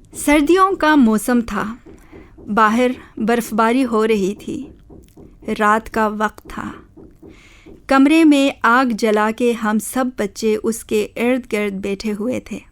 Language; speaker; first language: Urdu; non-native, local second language; Khowar